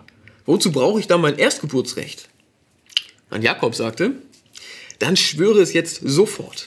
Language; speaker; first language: German; native; German